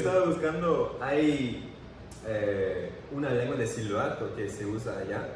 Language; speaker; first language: Spanish; non-native, fluent; English